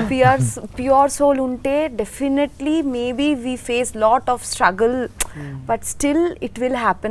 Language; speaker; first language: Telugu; non-native, learner; Bangla